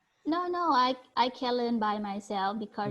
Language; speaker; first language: English; non-native, learner; Thai